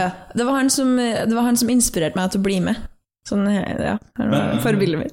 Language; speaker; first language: Norwegian; native; Norwegian